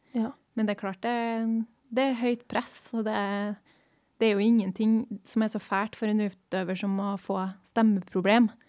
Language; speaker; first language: Norwegian; native; Norwegian